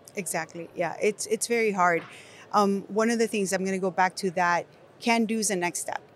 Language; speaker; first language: English; non-native, fluent; Spanish